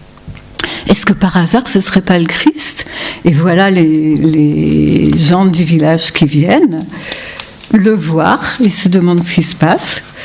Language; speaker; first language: French; native; French